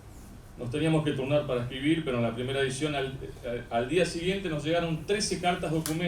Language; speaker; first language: Spanish; native; Spanish